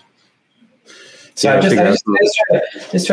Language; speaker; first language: English; non-native, fluent; Swedish